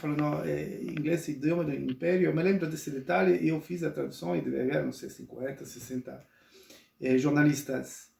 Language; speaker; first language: Portuguese; non-native, local second language; Spanish